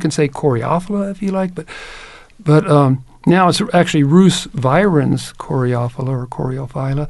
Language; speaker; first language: English; native; English